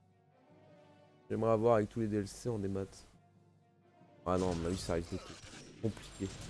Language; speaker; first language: French; native; French